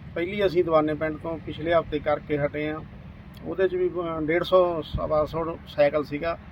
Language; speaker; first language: Punjabi; native; Punjabi